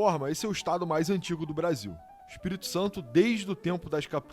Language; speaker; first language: Portuguese; native; Portuguese